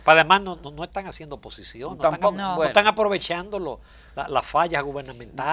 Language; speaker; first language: Spanish; native; Spanish